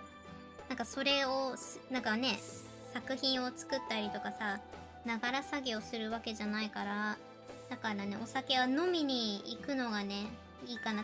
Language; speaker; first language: Japanese; native; Japanese